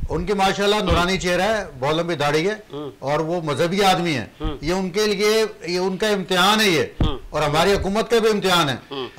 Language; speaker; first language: Urdu; native; Urdu